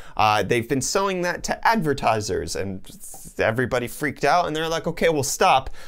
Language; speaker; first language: English; native; English